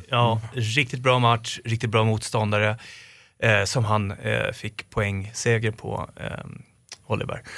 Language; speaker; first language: Swedish; native; Swedish